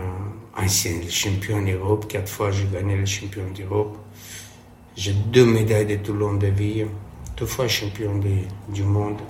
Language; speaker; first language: French; non-native, learner; Armenian